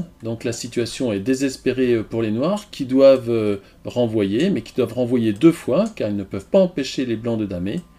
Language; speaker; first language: French; native; French